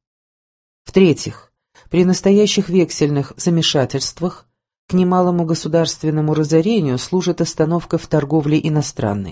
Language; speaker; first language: Russian; native; Russian